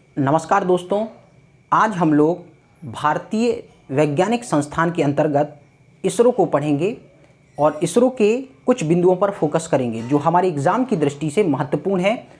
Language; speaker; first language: Hindi; native; Hindi